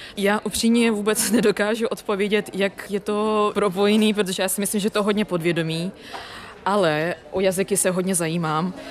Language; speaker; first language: Czech; non-native, fluent; Russian